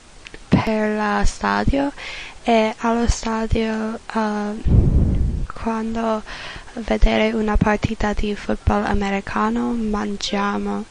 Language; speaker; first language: Italian; non-native, learner; English